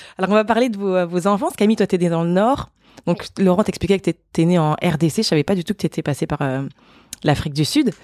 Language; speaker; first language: French; native; French